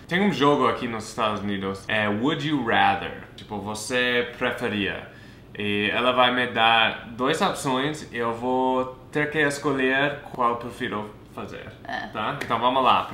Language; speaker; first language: Portuguese; non-native, fluent; English